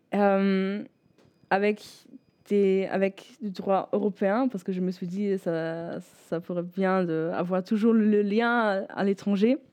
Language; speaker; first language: French; non-native, fluent; German